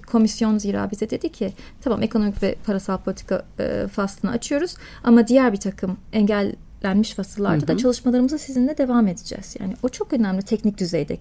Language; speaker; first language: Turkish; native; Turkish